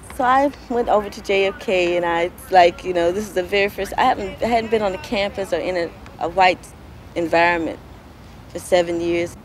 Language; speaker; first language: English; native; English